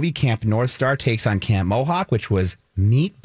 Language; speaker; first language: English; native; English